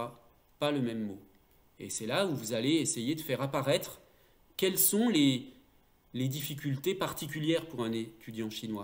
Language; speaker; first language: French; native; French